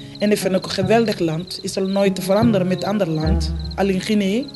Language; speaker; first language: Dutch; non-native, fluent; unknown